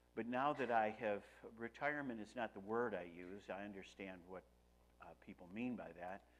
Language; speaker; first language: English; native; English